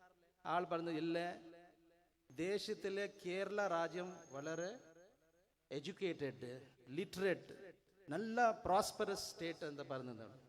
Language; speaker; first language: Malayalam; non-native, learner; Urdu